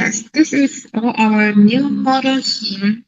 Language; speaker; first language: English; non-native, learner; Thai